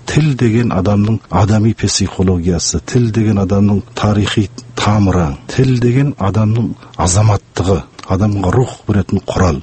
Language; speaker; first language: Kazakh; early bilingual, heritage; Kazakh